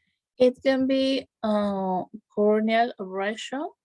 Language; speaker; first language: English; non-native, learner; Spanish